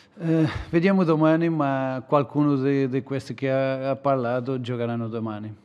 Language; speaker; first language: Italian; non-native, learner; Portuguese